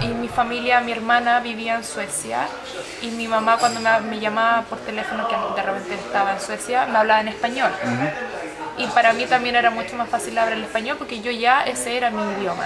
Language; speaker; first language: Spanish; early bilingual, heritage; Swedish